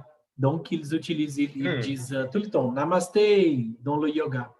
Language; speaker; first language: French; non-native, fluent; Portuguese